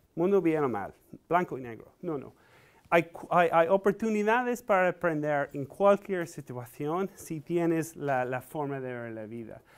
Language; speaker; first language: Spanish; non-native, fluent; English